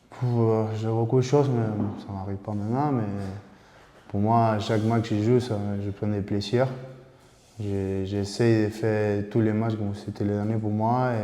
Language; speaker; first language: French; non-native, learner; Spanish